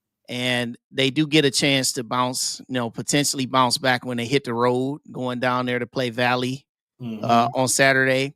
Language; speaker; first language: English; native; English